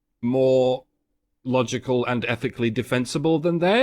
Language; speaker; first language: English; native; English